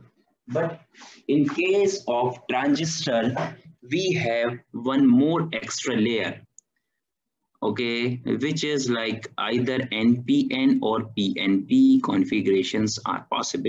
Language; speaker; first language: English; non-native, fluent; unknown